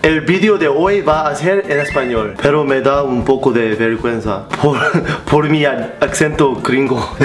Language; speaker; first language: Spanish; early bilingual, heritage; Spanish